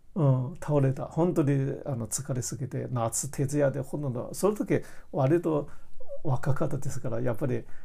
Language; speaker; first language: Japanese; non-native, fluent; Chinese